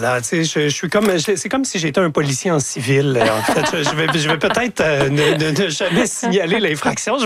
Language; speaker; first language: French; native; French